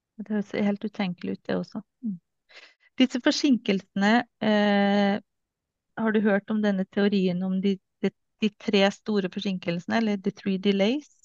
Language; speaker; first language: Norwegian; native; Norwegian